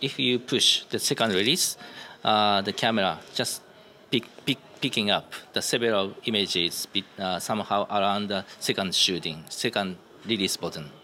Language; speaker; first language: English; non-native, learner; Japanese